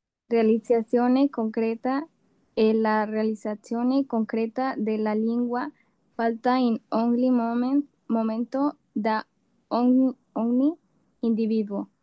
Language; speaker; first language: Italian; non-native, learner; Spanish